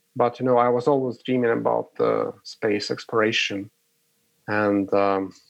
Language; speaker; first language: English; non-native, fluent; Ukrainian